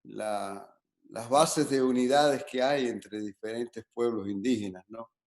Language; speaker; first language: Spanish; non-native, fluent; English